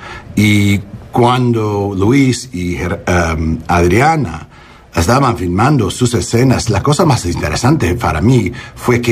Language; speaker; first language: Spanish; early bilingual, heritage; Spanish